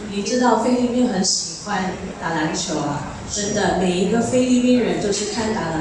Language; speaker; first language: Chinese; early bilingual, heritage; Chinese